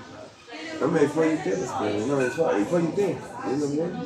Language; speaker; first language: French; non-native, fluent; Spanish